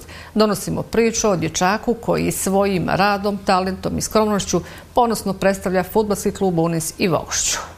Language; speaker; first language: Serbian; native; Serbian